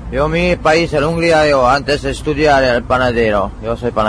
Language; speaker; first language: Spanish; non-native, learner; Hungarian